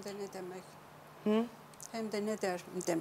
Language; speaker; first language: Turkish; native; Turkish